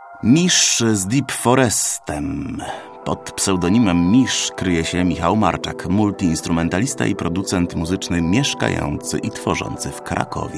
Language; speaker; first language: Polish; native; Polish